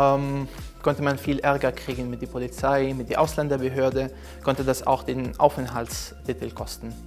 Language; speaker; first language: German; non-native, fluent; Arabic